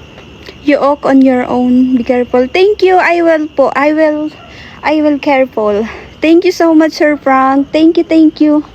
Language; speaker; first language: English; non-native, learner; Filipino